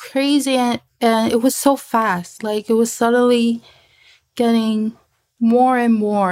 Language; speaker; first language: English; non-native, local second language; Filipino